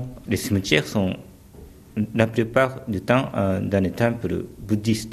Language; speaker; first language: French; early bilingual, other home language; Japanese